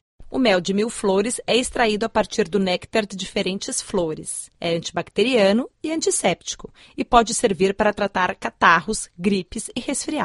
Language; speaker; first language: Portuguese; native; Portuguese